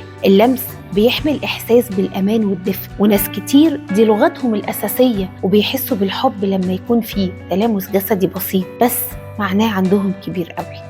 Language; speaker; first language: Arabic; native; Arabic